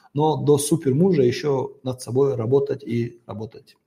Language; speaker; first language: Russian; non-native, local second language; Kazakh